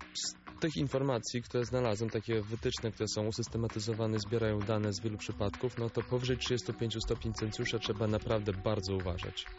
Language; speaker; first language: Polish; native; Polish